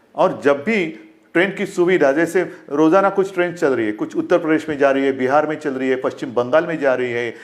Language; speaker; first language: Hindi; non-native, local second language; Marathi